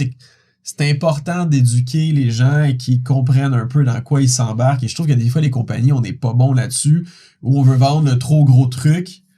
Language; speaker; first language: French; native; French